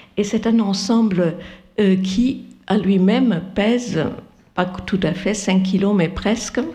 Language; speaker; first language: French; non-native, fluent; German